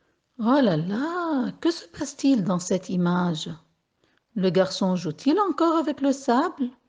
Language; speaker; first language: French; non-native, local second language; Arabic